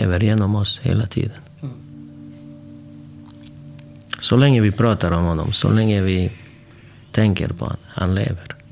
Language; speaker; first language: Swedish; non-native, fluent; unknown